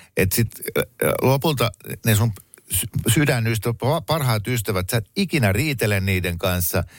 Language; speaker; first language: Finnish; native; Finnish